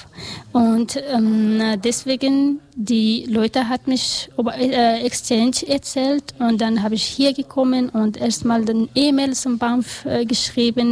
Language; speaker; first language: German; non-native, learner; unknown